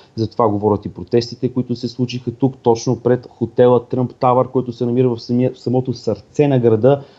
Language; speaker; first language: Bulgarian; native; Bulgarian